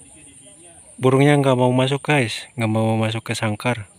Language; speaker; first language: Indonesian; non-native, local second language; Sundanese